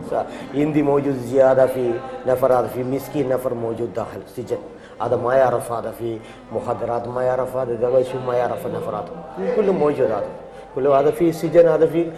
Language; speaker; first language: Arabic; non-native, learner; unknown